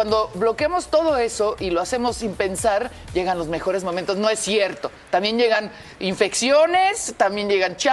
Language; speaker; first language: Spanish; native; Spanish